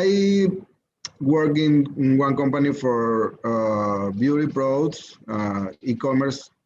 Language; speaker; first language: English; non-native, learner; Spanish